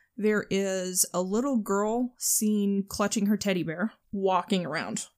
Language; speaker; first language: English; native; English